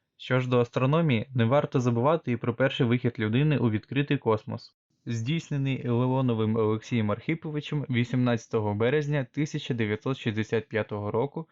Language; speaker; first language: Ukrainian; native; Ukrainian